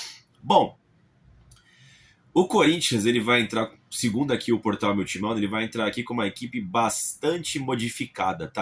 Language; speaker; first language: Portuguese; native; Portuguese